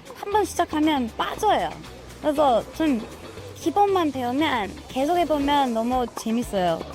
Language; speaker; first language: Korean; non-native, fluent; English